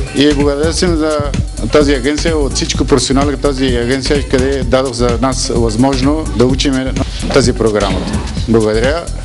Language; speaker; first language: Bulgarian; non-native, learner; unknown